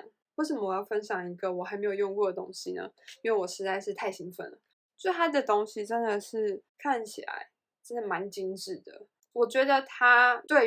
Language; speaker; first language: Chinese; native; Chinese